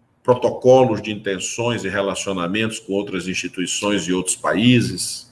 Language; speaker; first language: Portuguese; native; Portuguese